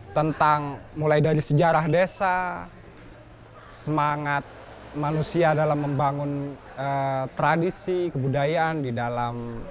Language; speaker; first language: Indonesian; non-native, local second language; Madurese